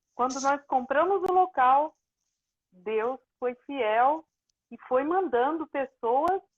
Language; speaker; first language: Portuguese; native; Portuguese